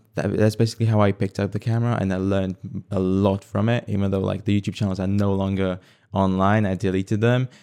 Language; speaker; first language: English; non-native, fluent; Slovak